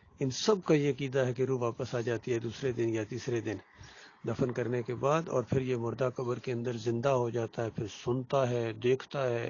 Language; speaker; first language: Urdu; non-native, local second language; Punjabi